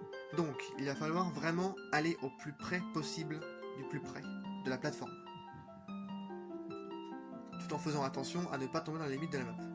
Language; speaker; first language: French; native; French